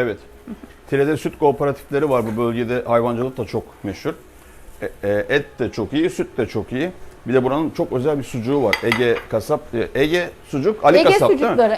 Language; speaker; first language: Turkish; native; Turkish